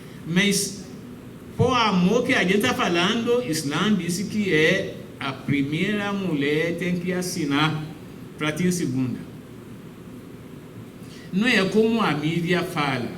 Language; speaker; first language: Portuguese; non-native, fluent; Yoruba